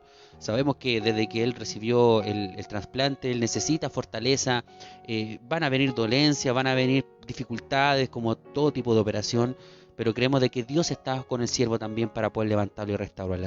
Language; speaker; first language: Spanish; native; Spanish